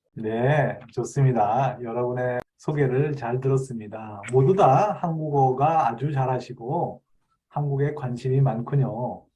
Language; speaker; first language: Korean; native; Korean